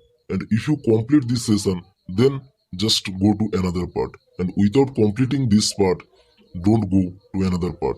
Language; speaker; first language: English; non-native, local second language; Bangla